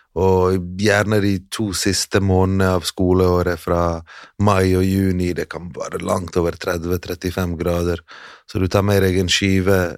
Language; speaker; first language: Norwegian; early bilingual, other home language; Bosnian